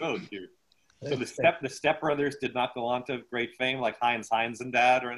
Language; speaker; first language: English; native; English